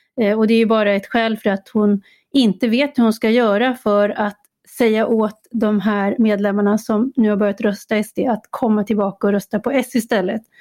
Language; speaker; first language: Swedish; native; Swedish